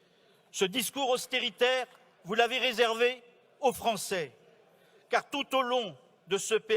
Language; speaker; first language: French; native; French